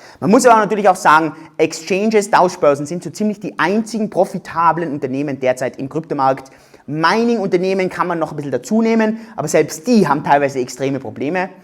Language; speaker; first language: German; native; German